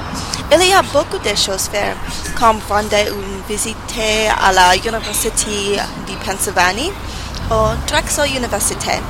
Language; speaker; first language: French; non-native, learner; English